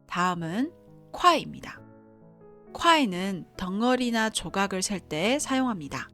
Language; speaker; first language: Korean; non-native, fluent; Chinese